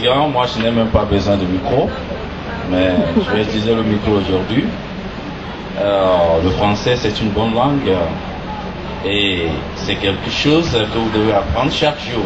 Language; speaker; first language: French; non-native, fluent; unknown